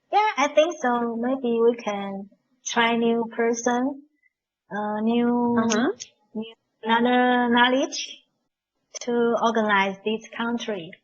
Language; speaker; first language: English; non-native, learner; Chinese